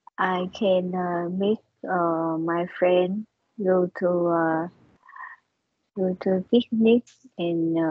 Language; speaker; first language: English; non-native, learner; Vietnamese